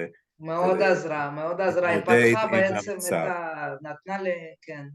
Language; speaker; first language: Hebrew; non-native, fluent; Russian